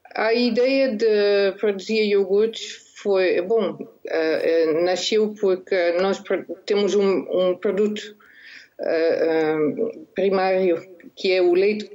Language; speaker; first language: Portuguese; non-native, fluent; Dutch